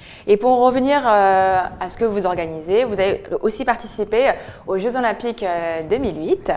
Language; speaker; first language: French; native; French